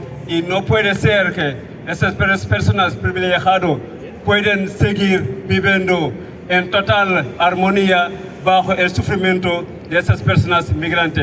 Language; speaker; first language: Spanish; non-native, fluent; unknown